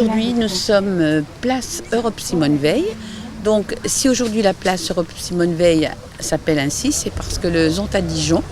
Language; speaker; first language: French; native; French